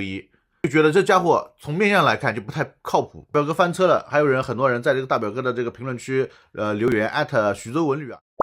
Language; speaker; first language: Chinese; native; Chinese